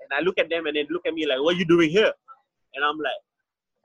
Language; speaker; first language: English; native; English